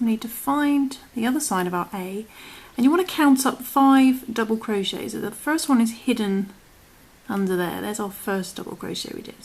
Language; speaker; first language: English; native; English